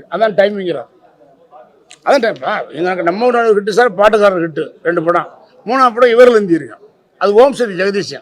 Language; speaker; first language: Tamil; native; Tamil